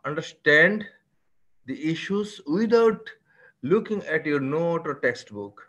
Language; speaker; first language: English; non-native, local second language; Bangla